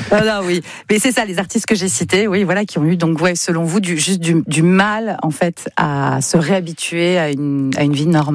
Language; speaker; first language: French; native; French